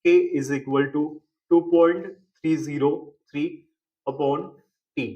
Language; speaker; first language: Hindi; non-native, local second language; Marathi